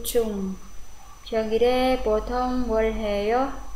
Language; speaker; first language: Korean; non-native, fluent; Vietnamese